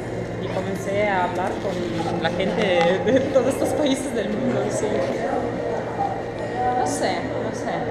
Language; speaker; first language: Spanish; non-native, fluent; Russian